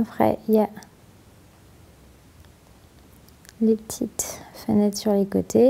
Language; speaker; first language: French; native; French